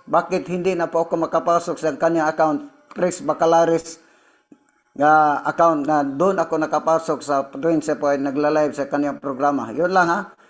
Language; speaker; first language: Filipino; non-native, local second language; Cebuano